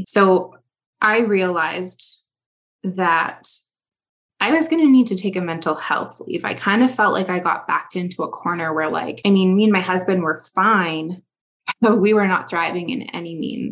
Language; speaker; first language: English; native; English